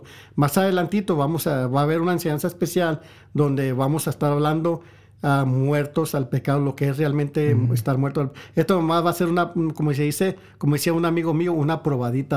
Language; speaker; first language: Spanish; early bilingual, heritage; Spanish